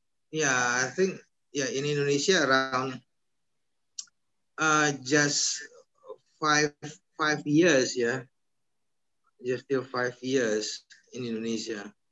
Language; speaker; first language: English; non-native, fluent; Indonesian